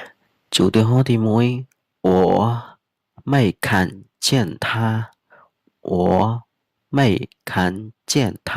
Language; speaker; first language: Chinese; non-native, fluent; Khmer